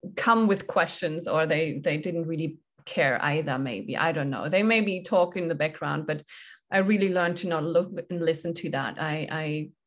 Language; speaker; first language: English; non-native, fluent; German